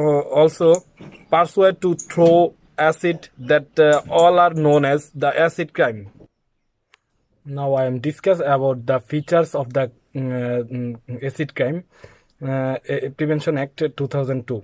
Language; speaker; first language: English; non-native, learner; Bangla